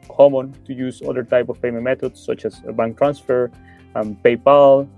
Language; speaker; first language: English; non-native, fluent; Spanish